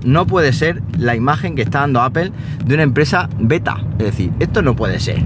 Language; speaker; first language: Spanish; native; Spanish